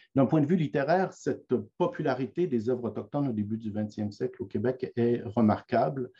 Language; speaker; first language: French; native; French